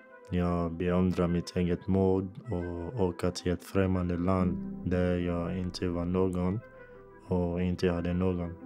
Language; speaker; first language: Swedish; non-native, fluent; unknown